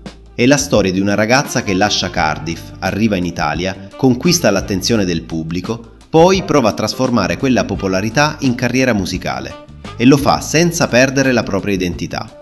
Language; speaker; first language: Italian; native; Italian